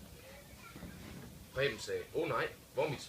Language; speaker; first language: Danish; native; Danish